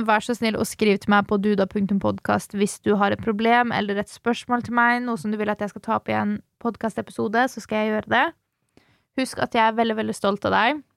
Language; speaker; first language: Norwegian; early bilingual, other home language; Swedish